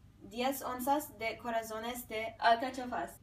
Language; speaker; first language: Spanish; non-native, learner; English